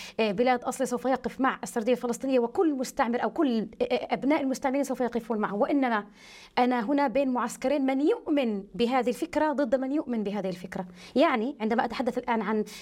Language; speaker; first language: Arabic; early bilingual, heritage; Arabic